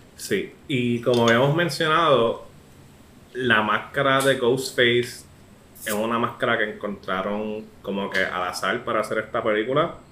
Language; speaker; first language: Spanish; early bilingual, heritage; Spanish